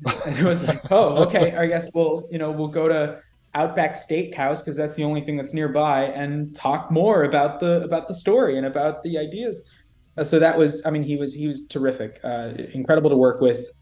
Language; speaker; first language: English; native; English